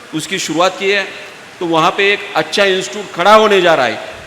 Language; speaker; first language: Hindi; non-native, local second language; Marathi